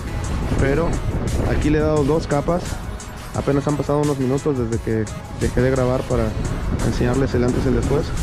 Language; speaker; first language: Spanish; native; Spanish